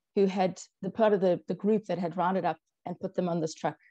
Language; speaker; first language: English; native; English